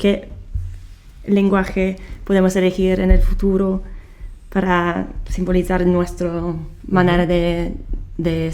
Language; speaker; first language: Spanish; non-native, fluent; Italian